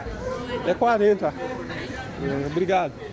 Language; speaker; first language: Portuguese; non-native, learner; Haitian Creole